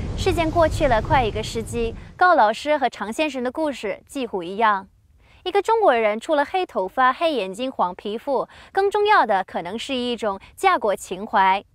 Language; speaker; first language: Chinese; non-native, fluent; English